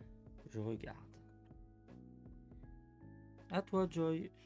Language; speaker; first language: French; native; French